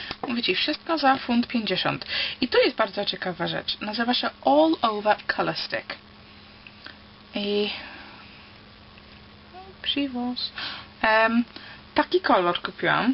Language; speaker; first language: Polish; early bilingual, heritage; Polish